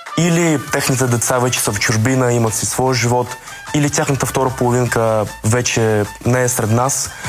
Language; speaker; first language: Bulgarian; early bilingual, other home language; Russian